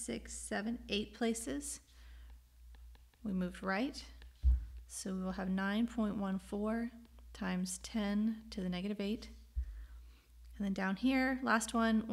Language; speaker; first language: English; native; English